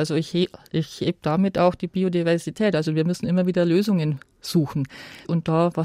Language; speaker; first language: German; native; German